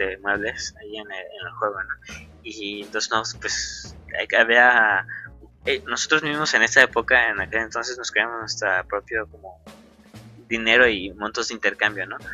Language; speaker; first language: Spanish; native; Spanish